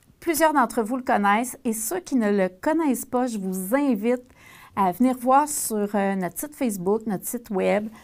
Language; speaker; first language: French; native; French